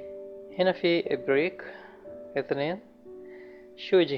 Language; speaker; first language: Arabic; non-native, learner; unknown